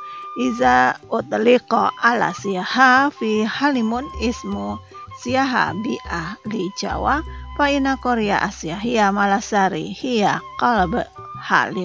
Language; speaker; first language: Arabic; non-native, fluent; Indonesian